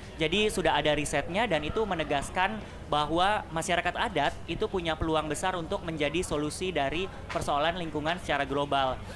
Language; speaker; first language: Indonesian; native; Indonesian